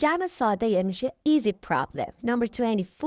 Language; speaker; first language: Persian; native; Persian